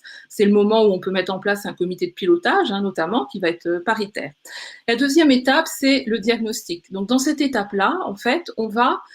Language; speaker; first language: French; native; French